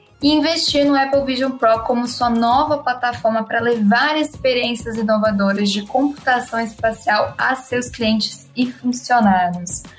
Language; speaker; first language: Portuguese; native; Portuguese